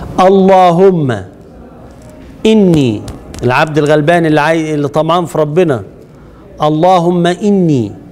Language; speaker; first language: Arabic; native; Arabic